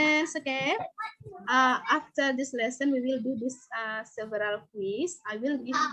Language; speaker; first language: English; non-native, learner; Indonesian